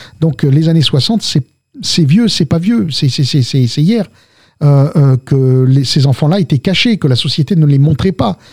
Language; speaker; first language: French; early bilingual, other home language; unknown